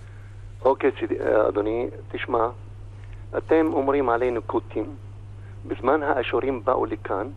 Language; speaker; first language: Hebrew; non-native, local second language; Arabic